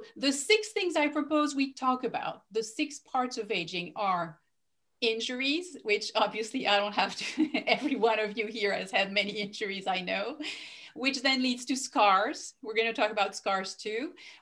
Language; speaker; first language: English; non-native, fluent; French